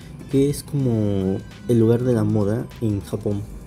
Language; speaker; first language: Spanish; native; Spanish